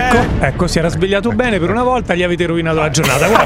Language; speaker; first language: Italian; native; Italian